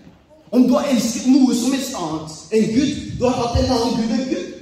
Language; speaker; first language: Norwegian; early bilingual, other home language; Oromo